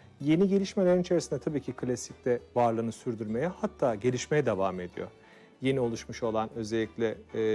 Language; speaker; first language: Turkish; native; Turkish